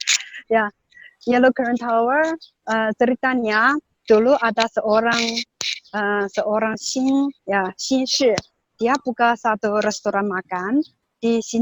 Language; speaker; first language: Indonesian; non-native, learner; Chinese